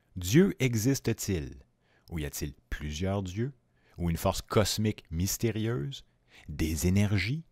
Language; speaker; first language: French; native; French